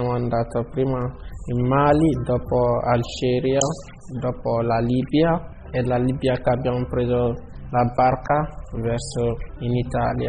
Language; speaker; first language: Italian; non-native, learner; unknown